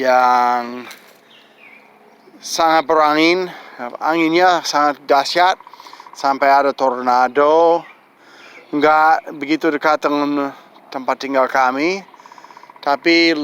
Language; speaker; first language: Indonesian; non-native, fluent; English